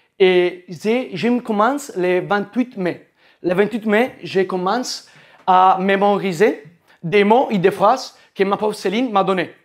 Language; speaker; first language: French; non-native, learner; Italian